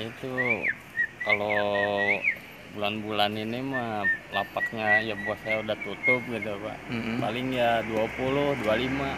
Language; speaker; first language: Indonesian; non-native, local second language; Sundanese